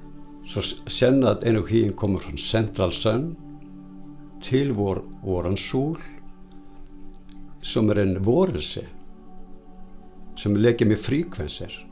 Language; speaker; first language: Swedish; non-native, fluent; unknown